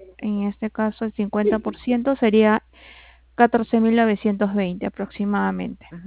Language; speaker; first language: Spanish; native; Spanish